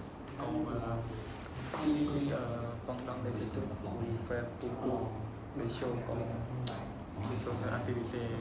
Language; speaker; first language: French; non-native, learner; Khmer